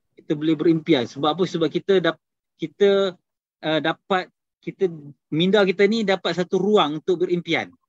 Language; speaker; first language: Malay; native; Malay